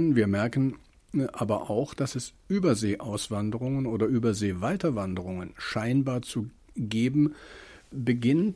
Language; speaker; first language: German; native; German